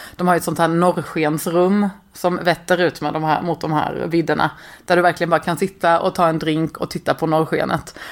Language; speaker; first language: Swedish; native; Swedish